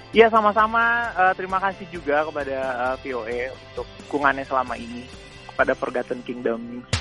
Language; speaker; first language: Indonesian; native; Indonesian